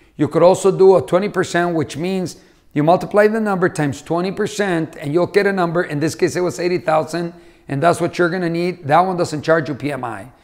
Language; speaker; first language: English; native; English